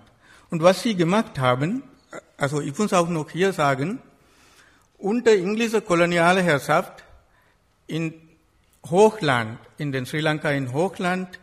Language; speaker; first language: German; non-native, fluent; Sinhala